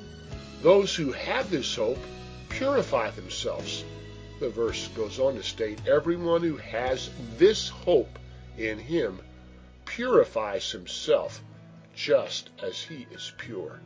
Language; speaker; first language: English; native; English